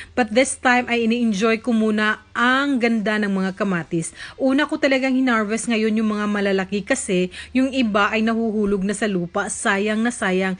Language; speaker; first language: Filipino; native; Filipino